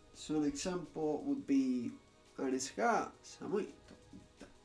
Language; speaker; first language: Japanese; non-native, learner; English